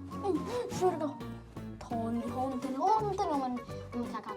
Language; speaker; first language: Japanese; early bilingual, heritage; Japanese